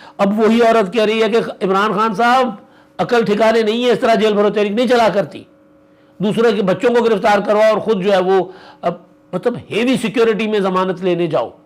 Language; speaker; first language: Urdu; non-native, local second language; Sindhi